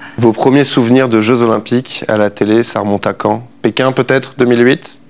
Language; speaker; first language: French; native; French